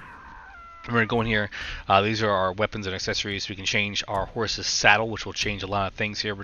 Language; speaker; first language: English; native; English